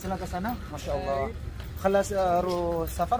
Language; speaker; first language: Arabic; non-native, learner; Indonesian